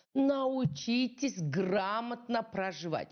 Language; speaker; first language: Russian; non-native, local second language; Kazakh